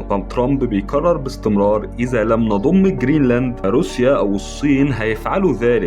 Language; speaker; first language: Arabic; native; Arabic